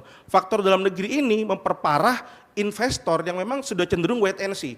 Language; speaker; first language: Indonesian; native; Indonesian